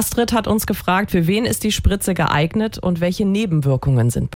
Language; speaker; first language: German; native; German